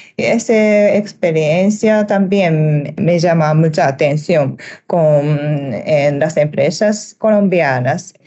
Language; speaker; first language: Spanish; non-native, learner; Japanese